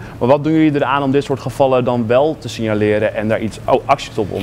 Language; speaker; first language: Dutch; native; Dutch